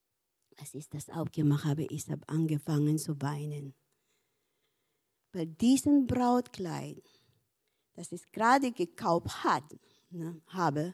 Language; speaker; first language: German; non-native, learner; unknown